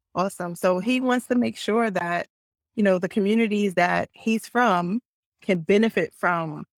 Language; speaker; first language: English; native; English